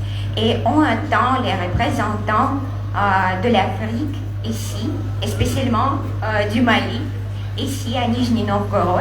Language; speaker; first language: French; non-native, fluent; Russian